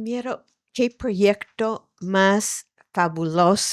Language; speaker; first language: Spanish; non-native, fluent; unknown